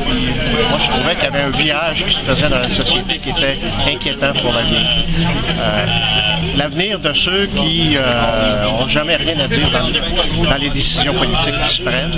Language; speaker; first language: French; native; French